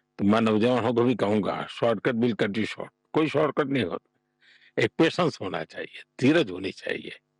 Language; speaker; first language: Hindi; non-native, local second language; Gujarati